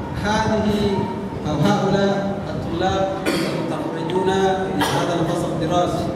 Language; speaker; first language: Arabic; non-native, fluent; Indonesian